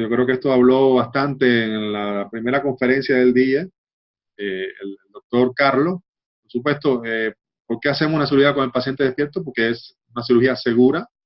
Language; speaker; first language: Spanish; native; Spanish